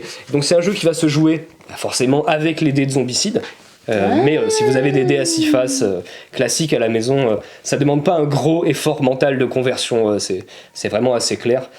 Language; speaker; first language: French; native; French